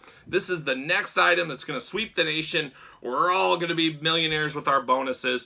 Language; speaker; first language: English; native; English